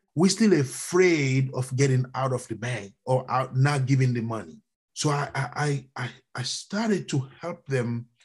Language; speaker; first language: English; non-native, fluent; French